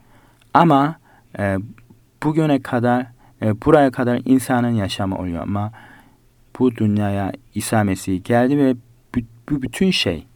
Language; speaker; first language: Turkish; non-native, fluent; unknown